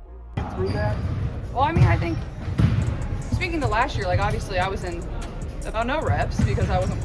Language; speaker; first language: English; native; English